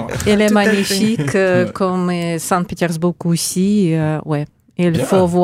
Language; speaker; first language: French; non-native, learner; Russian